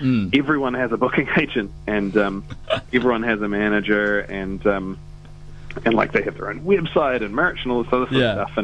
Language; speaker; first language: English; native; English